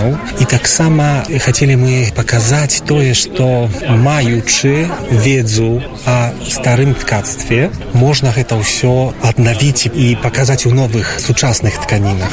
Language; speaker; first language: Polish; non-native, local second language; Ukrainian